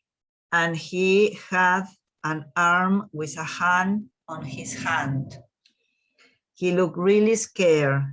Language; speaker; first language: English; non-native, learner; Spanish